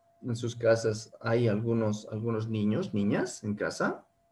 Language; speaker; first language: Spanish; native; Spanish